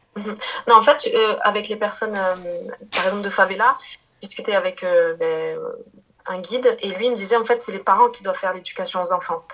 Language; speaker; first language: French; early bilingual, other home language; Portuguese